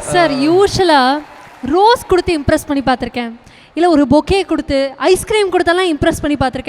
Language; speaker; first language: Tamil; native; Tamil